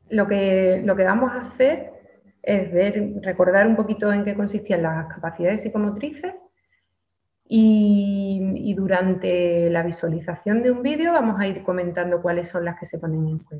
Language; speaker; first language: Spanish; native; Spanish